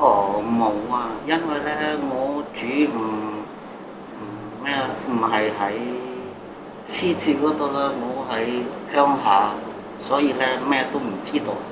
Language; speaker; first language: Cantonese; non-native, fluent; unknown